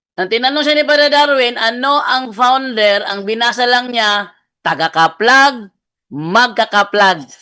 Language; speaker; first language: Filipino; non-native, local second language; Cebuano